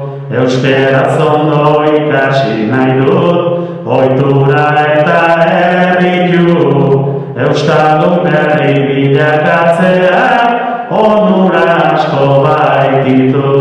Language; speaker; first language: Basque; non-native, local second language; Spanish